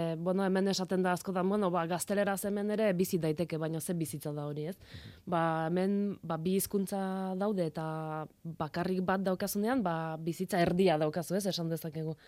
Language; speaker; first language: Basque; non-native, fluent; Polish